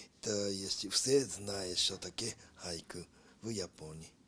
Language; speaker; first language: Ukrainian; non-native, learner; Japanese